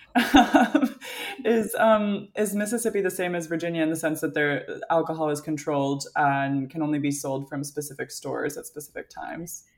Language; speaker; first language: English; native; English